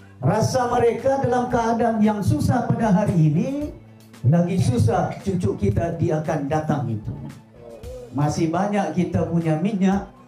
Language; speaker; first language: Malay; non-native, local second language; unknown